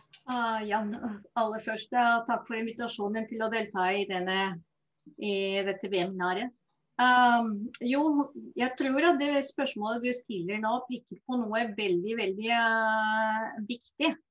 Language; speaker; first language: Norwegian; non-native, fluent; Spanish